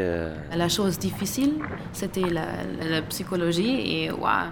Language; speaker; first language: French; non-native, learner; German